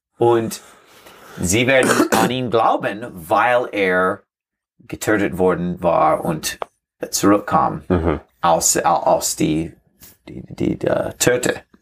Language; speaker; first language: German; non-native, learner; English